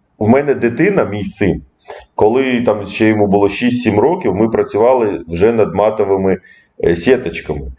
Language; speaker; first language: Ukrainian; non-native, local second language; Russian